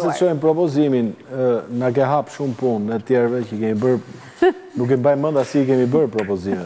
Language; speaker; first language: Albanian; native; Albanian